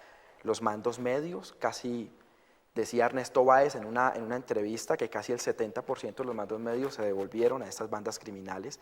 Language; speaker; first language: Spanish; native; Spanish